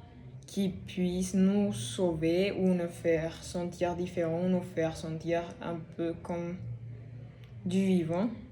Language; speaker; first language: French; non-native, fluent; Spanish